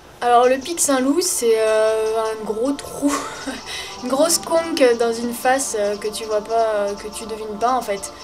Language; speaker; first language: French; native; French